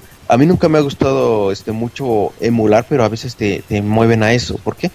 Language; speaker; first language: Spanish; native; Spanish